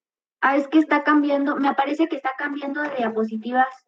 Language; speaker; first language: Spanish; native; Spanish